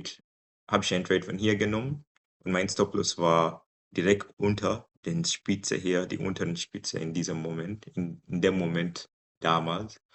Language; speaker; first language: German; non-native, fluent; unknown